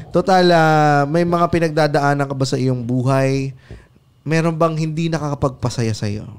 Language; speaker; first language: Filipino; native; Filipino